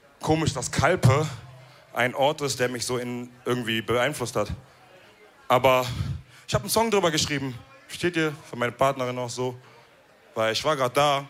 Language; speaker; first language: German; early bilingual, other home language; Wolof